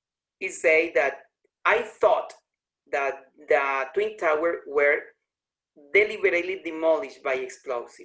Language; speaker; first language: English; non-native, learner; Spanish